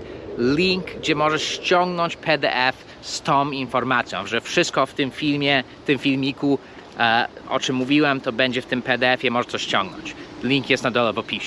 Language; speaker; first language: Polish; non-native, fluent; English